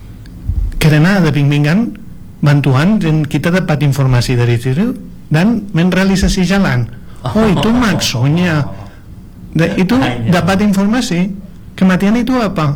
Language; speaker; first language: Indonesian; non-native, learner; Spanish